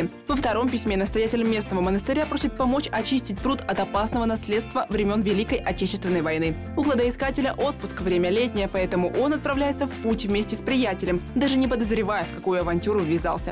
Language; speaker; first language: Russian; native; Russian